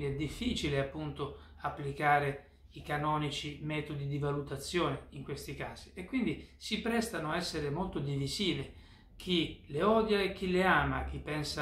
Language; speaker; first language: Italian; native; Italian